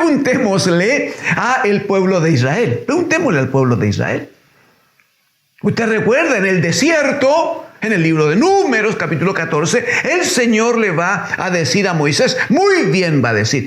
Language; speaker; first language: Spanish; native; Spanish